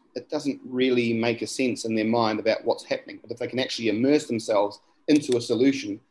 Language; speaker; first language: English; native; English